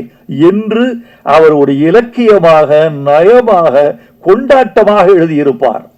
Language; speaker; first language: Tamil; native; Tamil